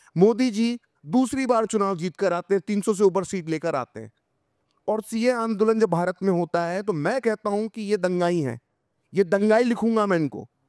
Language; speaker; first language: Hindi; native; Hindi